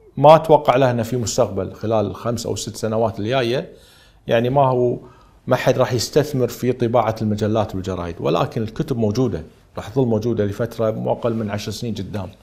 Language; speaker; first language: Arabic; native; Arabic